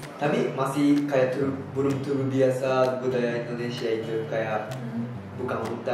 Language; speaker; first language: Indonesian; non-native, learner; Japanese